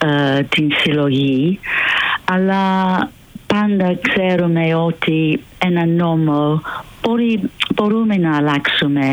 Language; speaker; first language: Greek; non-native, fluent; English